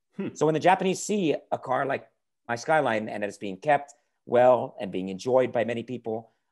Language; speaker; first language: English; native; English